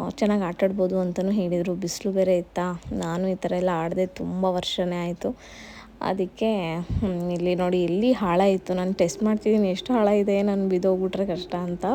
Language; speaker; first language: Kannada; non-native, local second language; Marathi